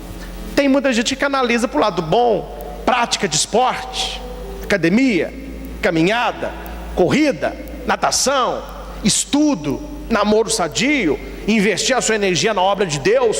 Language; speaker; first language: Portuguese; native; Portuguese